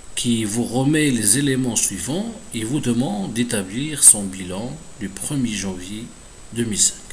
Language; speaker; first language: French; non-native, local second language; Arabic